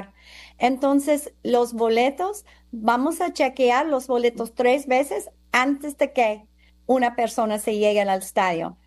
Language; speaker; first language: Spanish; non-native, fluent; English